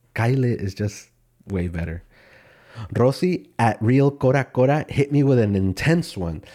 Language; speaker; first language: English; early bilingual, other home language; Spanish